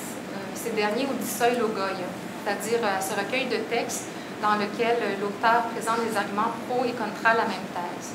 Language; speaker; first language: French; native; French